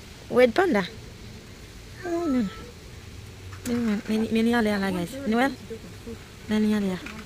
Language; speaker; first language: English; non-native, learner; Haitian Creole